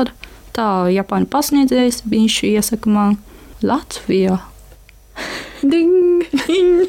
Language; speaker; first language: Latvian; non-native, learner; Japanese